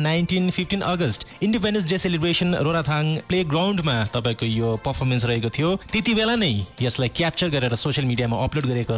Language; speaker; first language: Nepali; native; Nepali